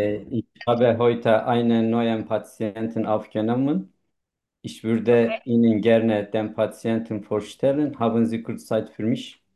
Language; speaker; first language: German; non-native, fluent; Turkish